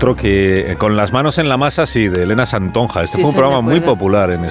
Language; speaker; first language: Spanish; native; Spanish